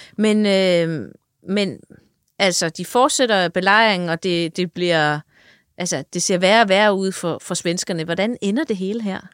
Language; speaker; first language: Danish; native; Danish